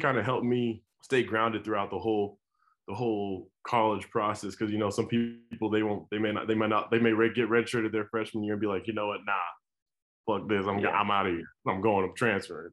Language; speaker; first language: English; native; English